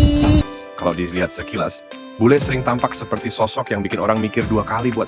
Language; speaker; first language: Indonesian; native; Indonesian